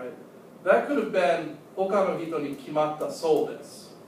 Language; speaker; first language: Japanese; non-native, fluent; English